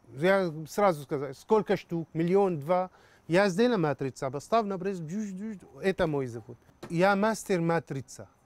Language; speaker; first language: Russian; non-native, learner; Arabic